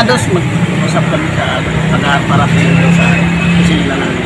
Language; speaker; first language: Filipino; native; Filipino